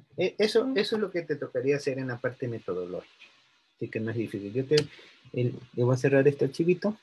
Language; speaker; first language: Spanish; native; Spanish